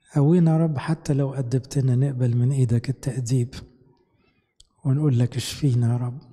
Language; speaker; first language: Arabic; native; Arabic